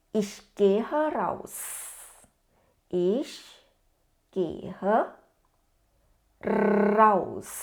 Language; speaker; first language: German; non-native, fluent; Thai